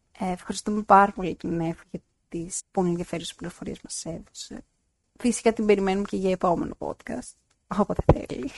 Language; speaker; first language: Greek; native; Greek